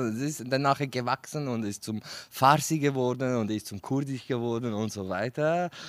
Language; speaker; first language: German; non-native, fluent; Kurdish